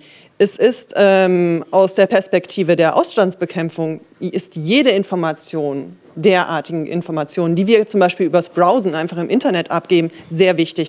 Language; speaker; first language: German; native; German